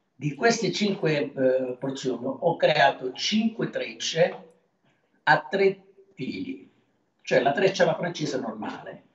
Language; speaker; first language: Italian; native; Italian